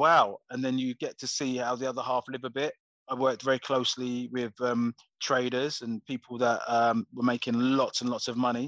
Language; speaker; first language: English; native; English